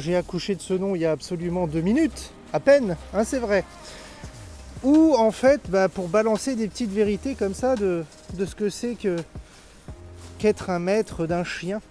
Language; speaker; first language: French; native; French